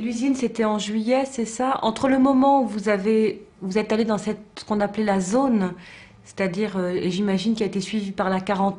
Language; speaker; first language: French; native; French